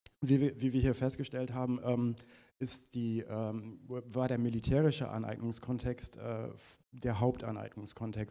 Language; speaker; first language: German; native; German